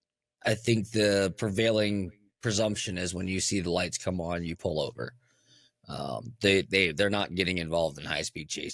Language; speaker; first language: English; native; English